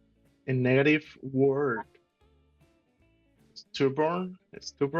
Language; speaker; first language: English; non-native, learner; Spanish